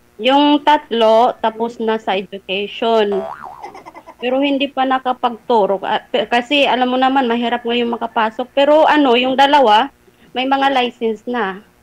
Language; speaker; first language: Filipino; non-native, local second language; Waray